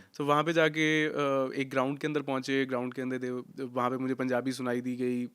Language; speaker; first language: Hindi; non-native, local second language; Punjabi